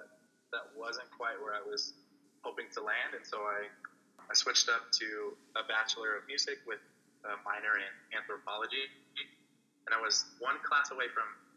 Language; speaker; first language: English; native; English